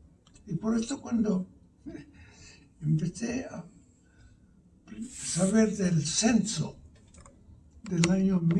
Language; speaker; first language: Spanish; early bilingual, heritage; Spanish